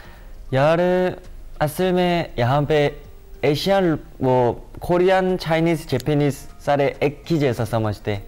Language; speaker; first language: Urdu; non-native, learner; Korean